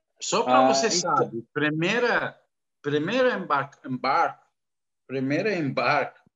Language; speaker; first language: Portuguese; non-native, learner; Arabic